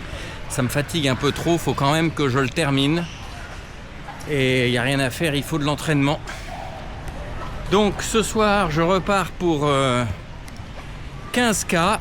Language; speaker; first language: French; native; French